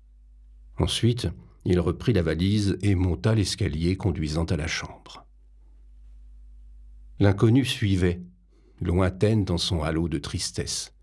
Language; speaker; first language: French; native; French